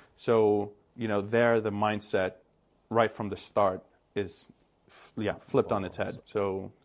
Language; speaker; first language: English; non-native, fluent; Greek